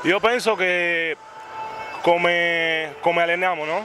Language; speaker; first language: Italian; non-native, learner; Spanish